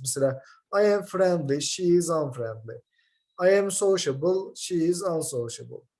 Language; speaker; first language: English; non-native, fluent; Turkish